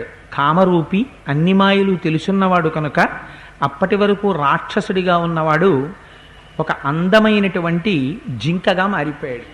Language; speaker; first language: Telugu; native; Telugu